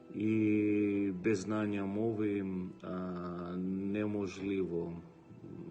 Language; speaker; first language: Ukrainian; non-native, learner; Greek